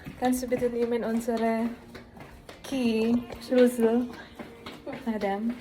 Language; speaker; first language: German; non-native, learner; Filipino